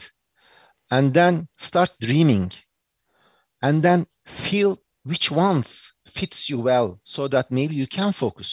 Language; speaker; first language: English; non-native, fluent; Turkish